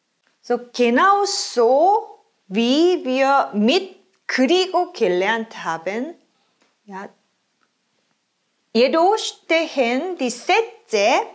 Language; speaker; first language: German; non-native, fluent; Korean